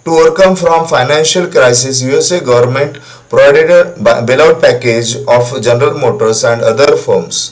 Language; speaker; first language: English; non-native, local second language; Marathi